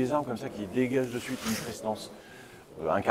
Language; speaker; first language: French; native; French